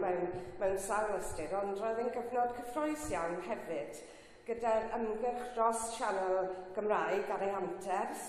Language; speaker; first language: Welsh; non-native, local second language; English